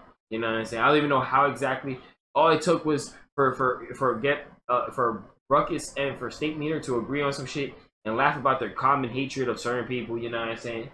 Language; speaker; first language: English; native; English